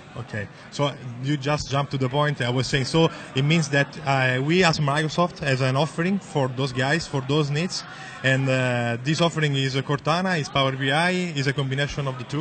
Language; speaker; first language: English; non-native, fluent; Italian